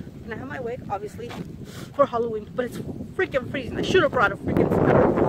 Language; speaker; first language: English; early bilingual, other home language; Spanish